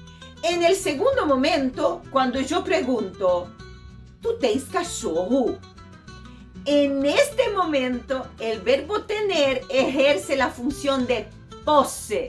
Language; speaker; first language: Spanish; non-native, fluent; Portuguese